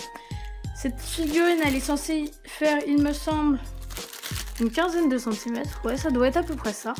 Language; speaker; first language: French; native; French